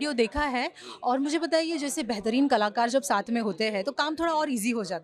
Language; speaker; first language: Hindi; native; Hindi